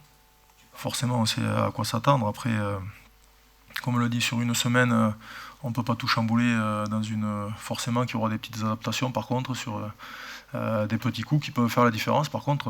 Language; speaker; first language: French; native; French